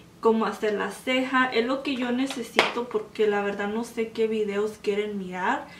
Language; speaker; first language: Spanish; early bilingual, heritage; Spanish